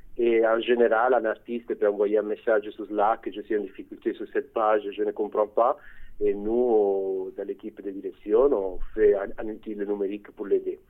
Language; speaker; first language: French; non-native, fluent; Italian